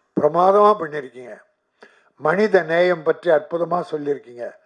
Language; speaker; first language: Tamil; native; Tamil